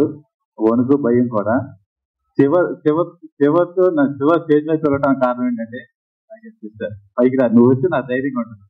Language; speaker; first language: Telugu; native; Telugu